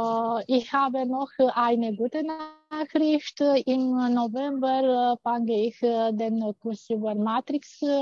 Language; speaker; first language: German; non-native, fluent; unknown